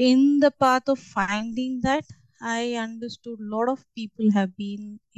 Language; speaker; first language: English; non-native, local second language; Tamil